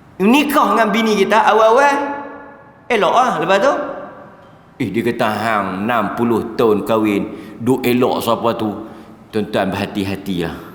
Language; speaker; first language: Malay; native; Malay